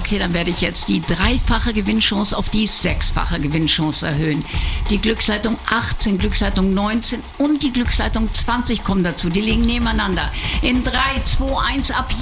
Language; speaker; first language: German; native; German